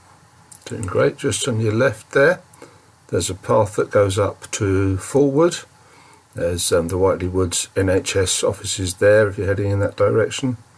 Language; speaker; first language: English; native; English